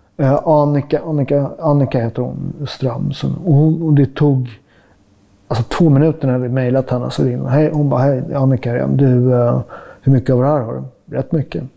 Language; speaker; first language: Swedish; native; Swedish